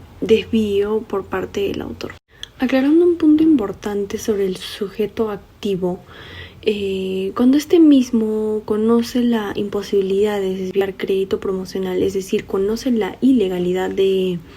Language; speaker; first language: Spanish; native; Spanish